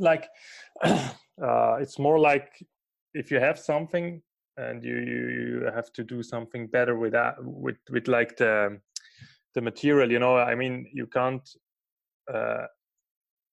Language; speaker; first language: English; non-native, fluent; Swiss German